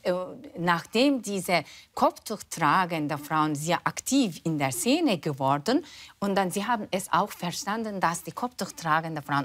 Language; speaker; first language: German; non-native, fluent; Turkish